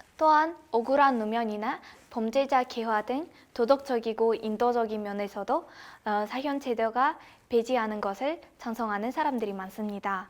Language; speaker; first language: Korean; non-native, fluent; Kazakh